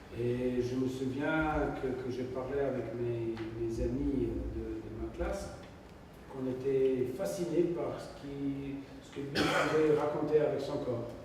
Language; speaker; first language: French; non-native, fluent; Serbian